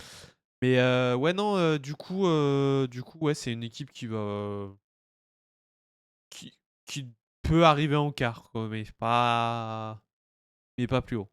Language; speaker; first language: French; native; French